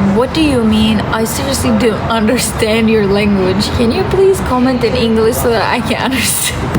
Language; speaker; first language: English; non-native, fluent; Turkish